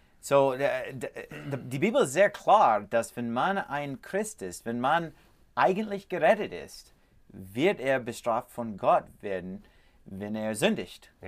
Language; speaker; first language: German; non-native, learner; English